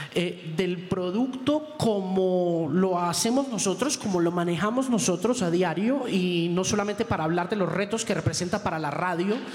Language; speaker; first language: Spanish; native; Spanish